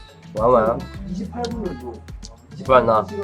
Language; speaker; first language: Chinese; non-native, fluent; Korean